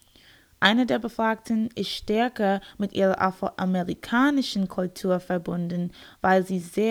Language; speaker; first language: German; non-native, learner; English